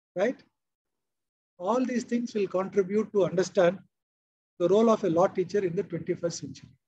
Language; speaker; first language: English; non-native, local second language; Kannada